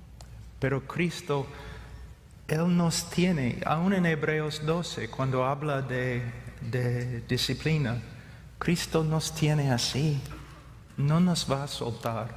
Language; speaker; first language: Spanish; non-native, fluent; English